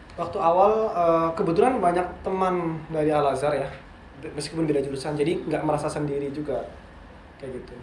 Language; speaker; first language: Indonesian; native; Indonesian